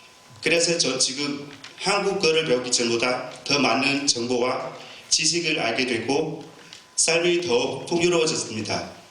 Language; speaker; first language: Korean; non-native, learner; Vietnamese